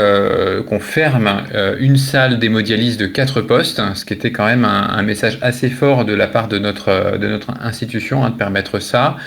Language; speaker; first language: French; native; French